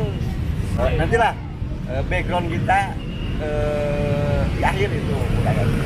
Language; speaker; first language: Indonesian; native; Indonesian